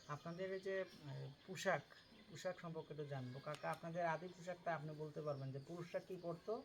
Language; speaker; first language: Bangla; native; Bangla